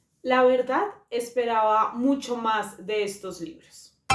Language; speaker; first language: Spanish; native; Spanish